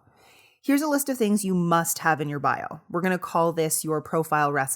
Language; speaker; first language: English; native; English